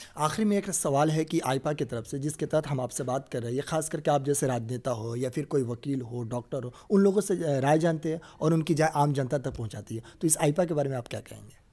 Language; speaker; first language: Hindi; native; Hindi